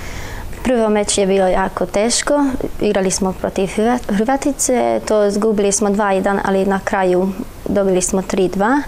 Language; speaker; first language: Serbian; non-native, local second language; Hungarian